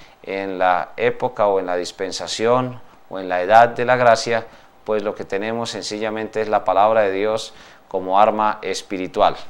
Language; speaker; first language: Spanish; native; Spanish